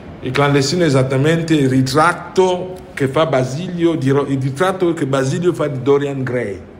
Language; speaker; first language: Italian; non-native, fluent; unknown